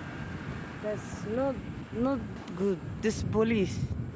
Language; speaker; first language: English; non-native, learner; Somali